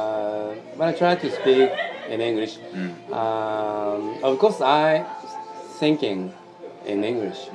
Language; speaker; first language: English; non-native, learner; Japanese